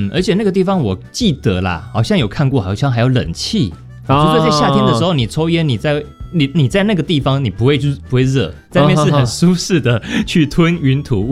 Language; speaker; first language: Chinese; native; Chinese